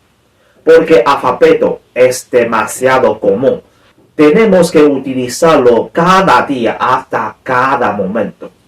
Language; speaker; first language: Spanish; non-native, learner; Chinese